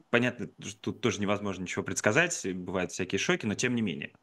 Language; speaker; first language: Russian; native; Russian